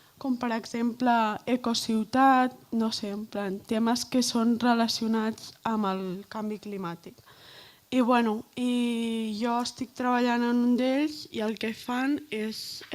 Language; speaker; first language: Catalan; non-native, local second language; Spanish